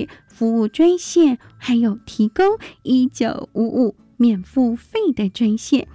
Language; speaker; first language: Chinese; native; Chinese